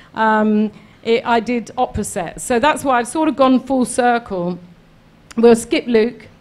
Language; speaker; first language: English; native; English